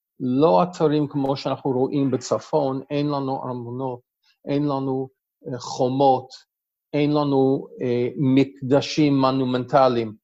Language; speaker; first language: Hebrew; non-native, fluent; English